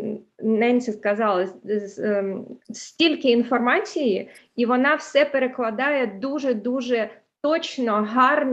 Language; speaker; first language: Ukrainian; early bilingual, heritage; Ukrainian